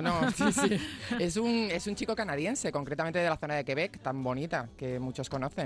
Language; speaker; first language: Spanish; native; Spanish